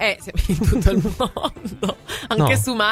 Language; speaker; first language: Italian; native; Italian